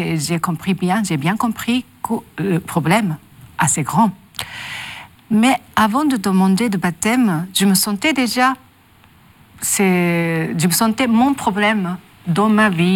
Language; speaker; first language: French; non-native, learner; Japanese